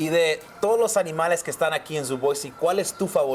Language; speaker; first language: Spanish; native; Spanish